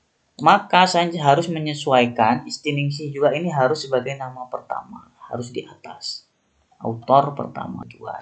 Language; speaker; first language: Indonesian; native; Indonesian